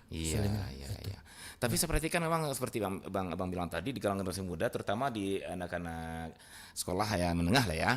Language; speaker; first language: Indonesian; non-native, local second language; Minangkabau